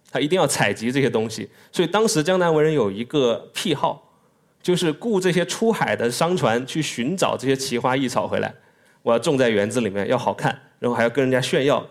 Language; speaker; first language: Chinese; native; Chinese